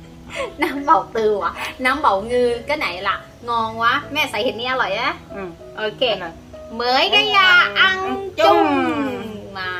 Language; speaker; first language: Vietnamese; non-native, learner; Thai